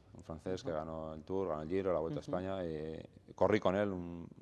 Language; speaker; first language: Spanish; native; Spanish